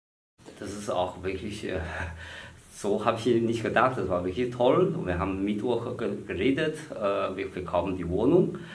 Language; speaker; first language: German; non-native, fluent; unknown